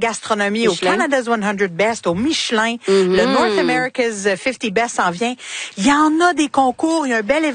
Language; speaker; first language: French; native; French